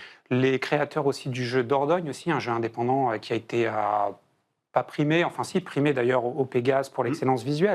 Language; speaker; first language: French; native; French